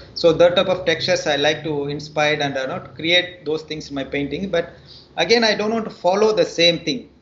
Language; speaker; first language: English; non-native, local second language; Tamil